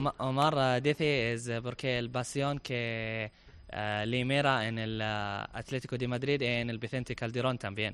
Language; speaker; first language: Spanish; non-native, learner; Arabic